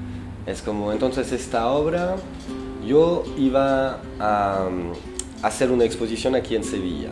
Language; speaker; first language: Spanish; non-native, fluent; French